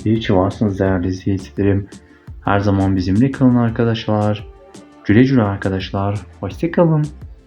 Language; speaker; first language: Turkish; native; Turkish